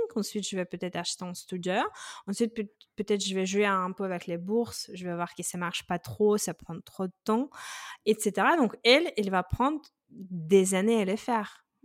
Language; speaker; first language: French; non-native, fluent; Russian